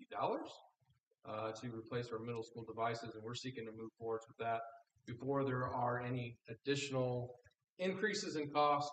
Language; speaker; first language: English; native; English